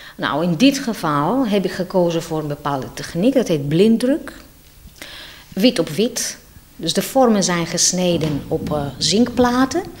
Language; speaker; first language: Dutch; non-native, fluent; Greek